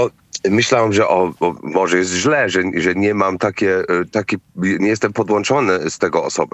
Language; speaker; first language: Polish; non-native, fluent; English